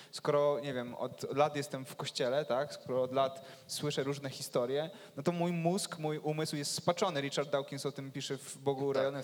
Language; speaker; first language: Polish; native; Polish